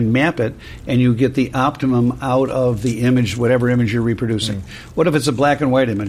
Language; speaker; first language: English; native; English